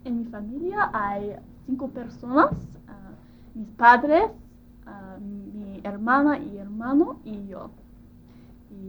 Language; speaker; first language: Spanish; non-native, learner; English